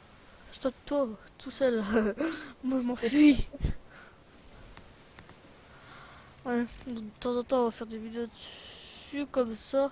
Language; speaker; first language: French; native; French